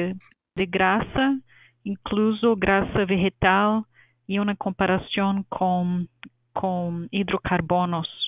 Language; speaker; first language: Spanish; non-native, fluent; Portuguese